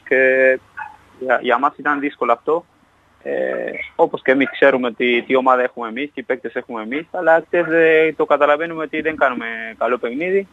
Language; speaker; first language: Greek; non-native, fluent; Spanish